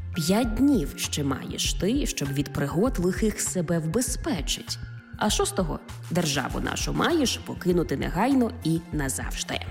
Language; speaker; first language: Ukrainian; native; Ukrainian